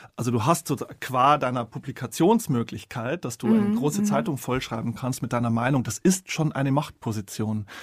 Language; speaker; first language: German; native; German